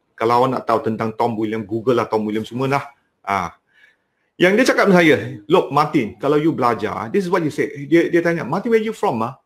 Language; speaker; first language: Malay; non-native, local second language; Cantonese